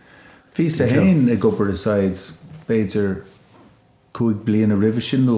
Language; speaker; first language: Irish; native; Irish